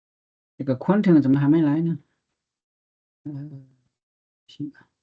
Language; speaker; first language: Chinese; native; Chinese